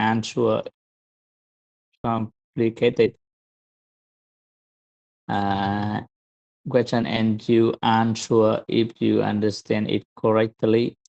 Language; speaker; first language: English; non-native, learner; Vietnamese